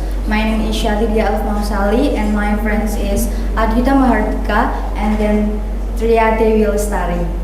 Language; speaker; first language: English; non-native, learner; Indonesian